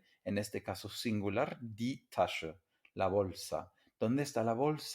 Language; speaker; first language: Spanish; non-native, fluent; English